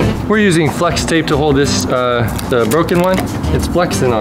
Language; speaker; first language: English; native; English